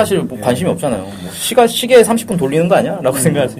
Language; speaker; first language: Korean; native; Korean